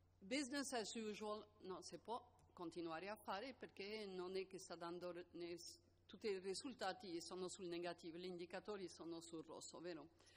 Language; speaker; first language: Italian; non-native, fluent; French